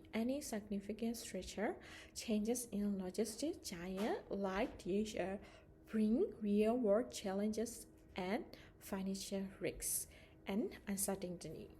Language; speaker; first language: English; non-native, learner; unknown